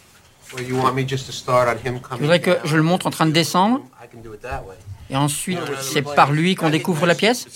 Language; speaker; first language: French; native; French